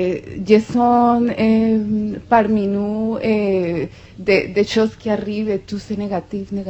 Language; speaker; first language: French; non-native, fluent; Spanish